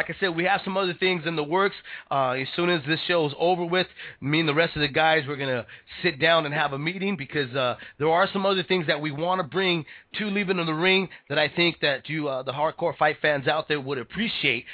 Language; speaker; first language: English; native; English